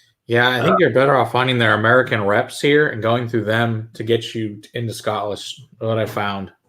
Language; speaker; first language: English; native; English